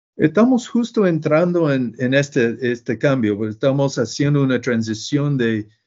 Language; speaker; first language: Spanish; non-native, learner; English